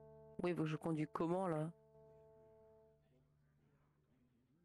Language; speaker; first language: French; native; French